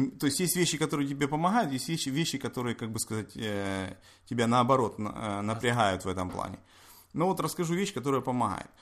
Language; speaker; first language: Russian; native; Russian